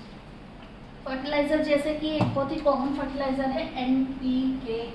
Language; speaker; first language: Hindi; native; Hindi